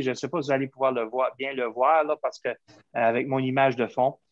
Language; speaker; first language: French; native; French